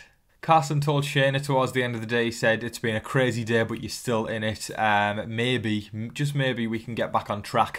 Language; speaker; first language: English; native; English